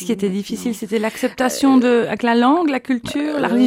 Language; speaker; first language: French; native; French